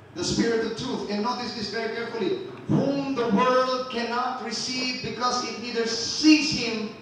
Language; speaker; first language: English; non-native, local second language; Filipino